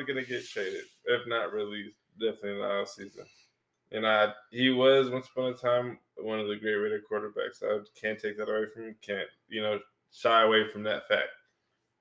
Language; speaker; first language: English; native; English